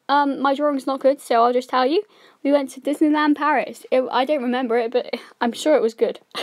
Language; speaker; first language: English; native; English